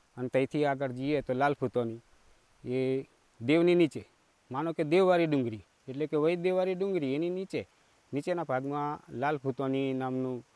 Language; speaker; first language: Gujarati; non-native, local second language; Rathawi